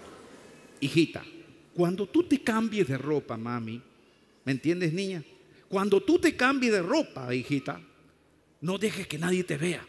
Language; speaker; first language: Spanish; native; Spanish